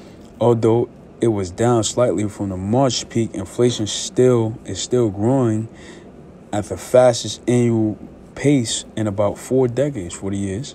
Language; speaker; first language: English; native; English